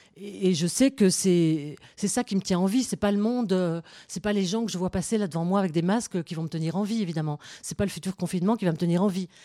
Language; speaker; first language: French; native; French